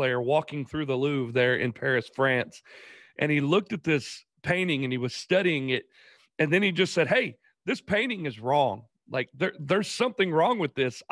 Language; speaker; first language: English; native; English